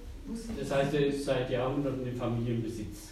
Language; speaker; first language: German; native; German